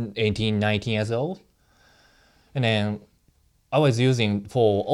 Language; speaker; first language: English; non-native, learner; Japanese